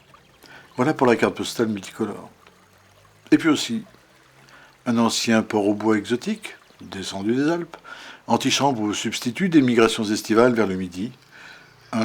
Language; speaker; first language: French; native; French